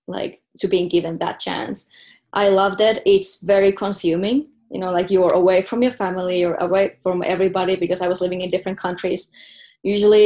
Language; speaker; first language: English; non-native, fluent; Finnish